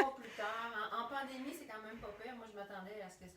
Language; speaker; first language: French; native; French